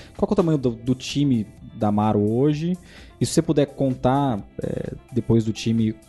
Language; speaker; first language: Portuguese; non-native, fluent; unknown